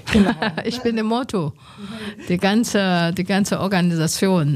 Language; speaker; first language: German; non-native, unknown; Chinese